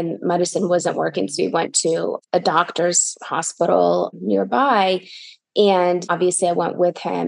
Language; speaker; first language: English; early bilingual, other home language; Russian